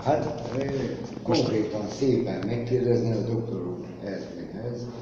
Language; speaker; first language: Hungarian; non-native, local second language; Serbian